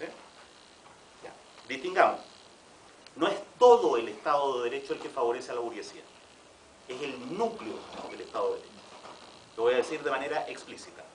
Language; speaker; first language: Spanish; native; Spanish